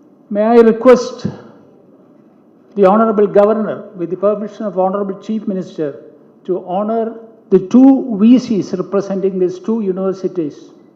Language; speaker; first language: English; non-native, local second language; Malayalam